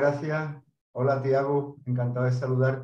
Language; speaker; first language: Spanish; native; Spanish